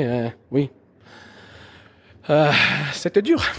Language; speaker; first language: French; non-native, local second language; German